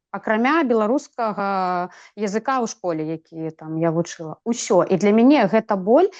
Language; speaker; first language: Belarusian; non-native, local second language; Russian